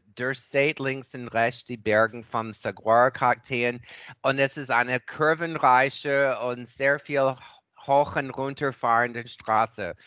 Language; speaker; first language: German; non-native, fluent; English